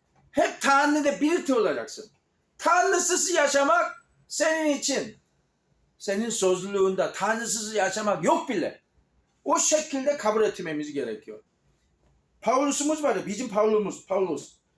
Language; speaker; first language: Turkish; non-native, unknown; Korean